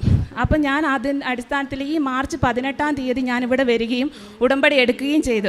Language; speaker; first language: Malayalam; native; Malayalam